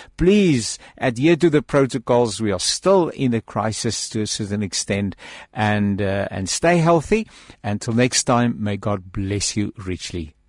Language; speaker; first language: English; non-native, local second language; Afrikaans